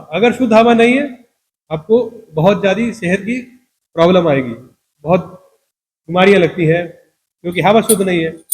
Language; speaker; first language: Hindi; non-native, local second language; Punjabi